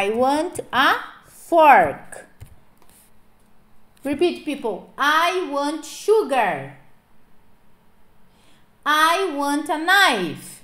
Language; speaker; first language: English; non-native, fluent; Portuguese